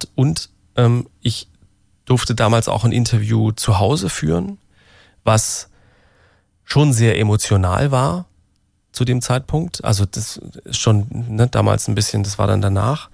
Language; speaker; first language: German; native; German